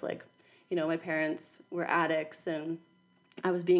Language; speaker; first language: English; native; English